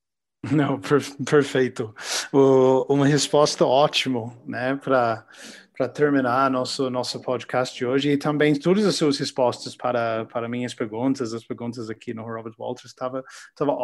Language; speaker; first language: Portuguese; non-native, learner; English